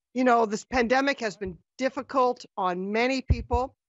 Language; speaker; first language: English; native; English